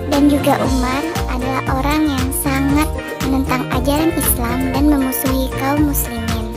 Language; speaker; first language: Indonesian; native; Indonesian